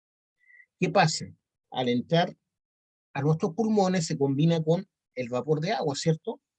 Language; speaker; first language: Spanish; native; Spanish